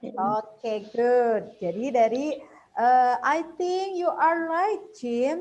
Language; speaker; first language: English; non-native, fluent; Indonesian